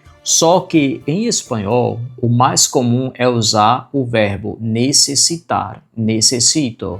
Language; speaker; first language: Portuguese; non-native, fluent; Spanish